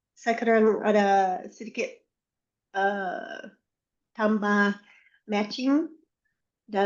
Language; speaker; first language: Indonesian; non-native, learner; English